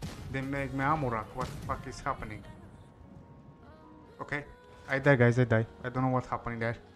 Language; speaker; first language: English; non-native, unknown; Italian